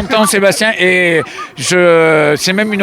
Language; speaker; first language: French; native; French